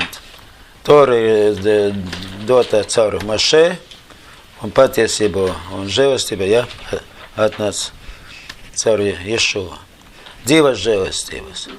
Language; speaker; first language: Latvian; non-native, learner; Russian